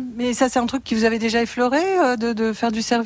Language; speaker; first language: French; native; French